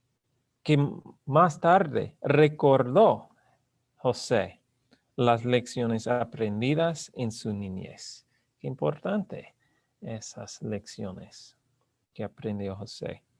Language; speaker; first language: Spanish; non-native, learner; English